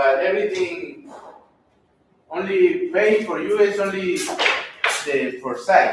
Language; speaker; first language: English; non-native, learner; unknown